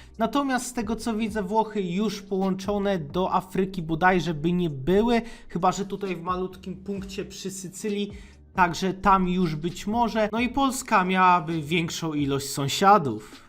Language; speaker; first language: Polish; native; Polish